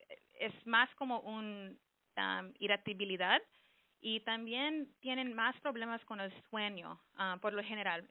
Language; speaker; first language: Spanish; early bilingual, heritage; Spanish